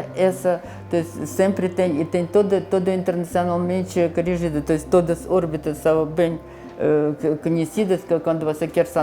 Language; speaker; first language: Portuguese; non-native, fluent; Russian